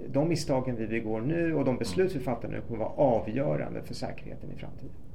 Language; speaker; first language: Swedish; early bilingual, other home language; Persian